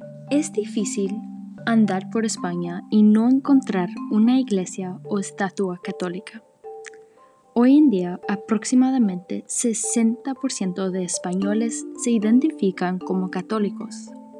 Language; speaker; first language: Spanish; non-native, fluent; English